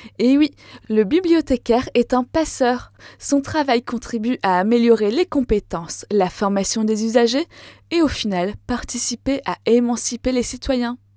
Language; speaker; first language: French; native; French